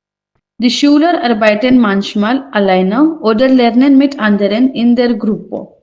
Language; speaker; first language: German; non-native, fluent; Hindi